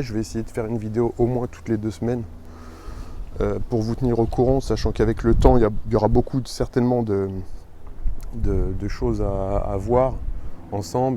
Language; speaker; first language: French; native; French